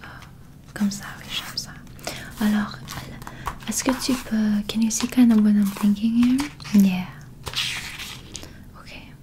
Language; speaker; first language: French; non-native, learner; English